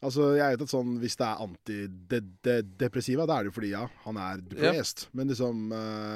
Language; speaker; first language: Norwegian; native; Norwegian